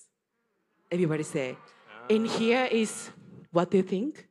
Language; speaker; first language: English; non-native, learner; Japanese